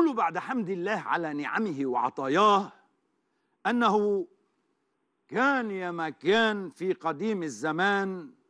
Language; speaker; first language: Arabic; non-native, fluent; Turkish